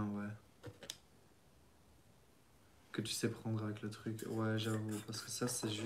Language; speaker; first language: French; native; French